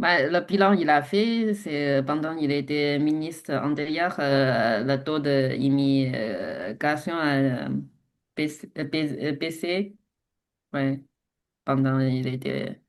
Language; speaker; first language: French; non-native, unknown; Chinese